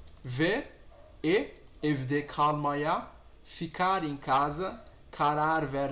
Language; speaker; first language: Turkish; non-native, fluent; Portuguese